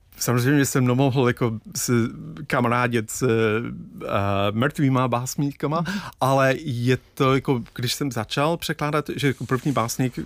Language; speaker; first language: Czech; non-native, fluent; English